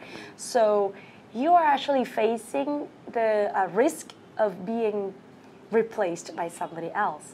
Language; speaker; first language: English; non-native, fluent; Vietnamese